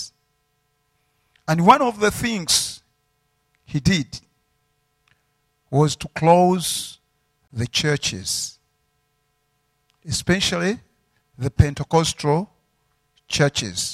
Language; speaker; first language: English; non-native, local second language; Ganda